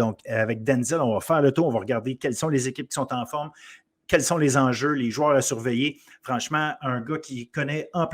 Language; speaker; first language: French; native; French